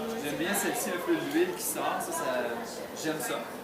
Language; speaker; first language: French; native; French